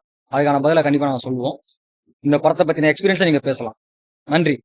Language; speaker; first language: Tamil; native; Tamil